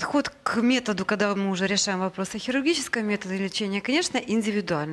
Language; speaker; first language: Russian; native; Russian